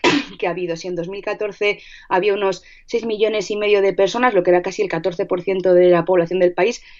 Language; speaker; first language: Spanish; non-native, fluent; Russian